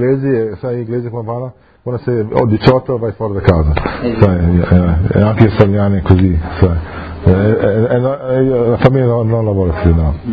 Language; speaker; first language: Italian; early bilingual, heritage; English